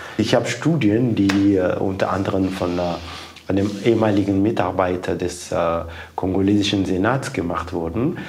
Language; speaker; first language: German; non-native, fluent; Lingala